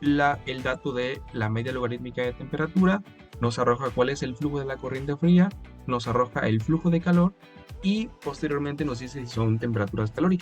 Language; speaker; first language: Spanish; native; Spanish